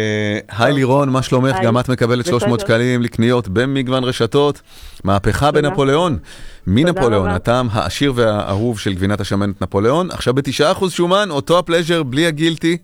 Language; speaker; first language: Hebrew; native; Hebrew